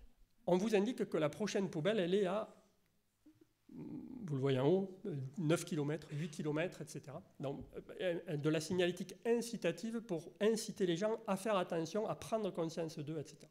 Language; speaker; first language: French; native; French